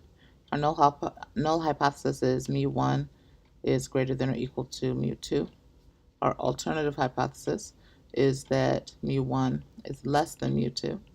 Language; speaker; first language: English; native; English